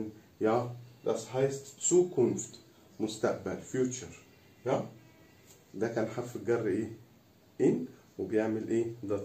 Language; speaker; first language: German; non-native, fluent; Arabic